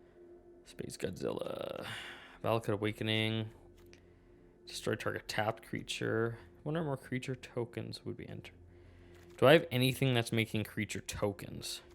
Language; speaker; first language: English; native; English